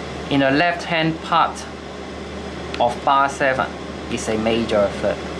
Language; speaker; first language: English; non-native, local second language; Cantonese